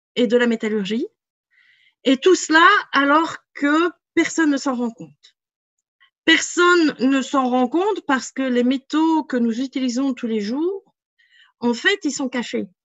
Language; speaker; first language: French; native; French